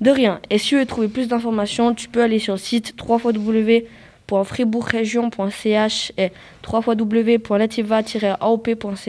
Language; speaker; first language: French; native; French